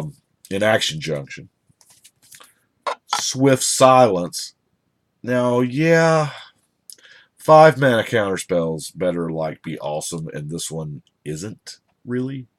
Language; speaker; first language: English; native; English